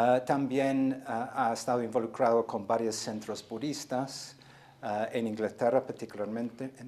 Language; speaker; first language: Spanish; non-native, fluent; English